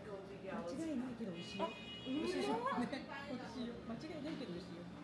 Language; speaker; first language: Japanese; native; Japanese